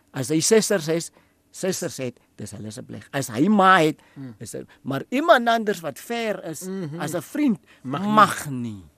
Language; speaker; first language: Afrikaans; non-native, local second language; Tswana